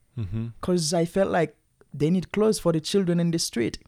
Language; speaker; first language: English; non-native, fluent; Haitian Creole